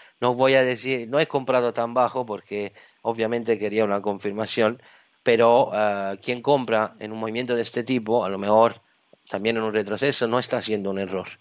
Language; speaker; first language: Spanish; non-native, fluent; Italian